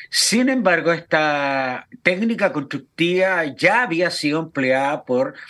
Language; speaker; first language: Spanish; native; Spanish